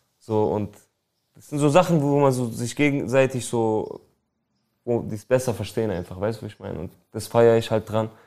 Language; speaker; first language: German; early bilingual, other home language; Albanian